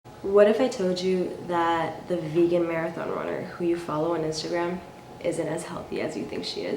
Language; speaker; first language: English; native; English